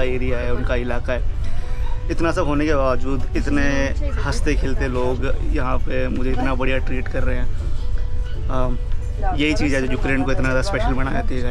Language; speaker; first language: Hindi; native; Hindi